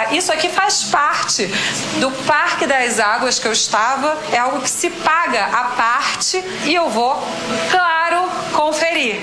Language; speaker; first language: Portuguese; native; Portuguese